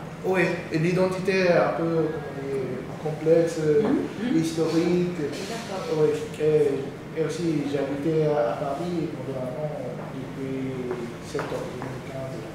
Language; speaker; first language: French; non-native, learner; Japanese